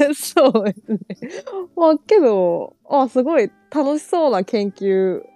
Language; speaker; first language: Japanese; non-native, fluent; Chinese